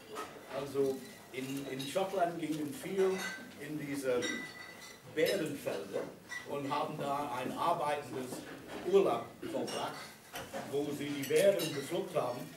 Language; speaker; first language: German; non-native, fluent; English